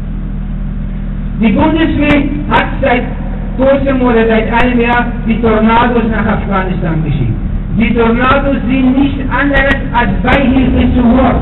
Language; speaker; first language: German; non-native, fluent; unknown